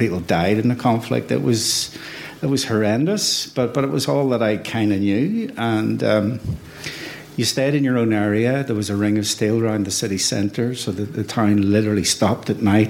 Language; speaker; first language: English; native; English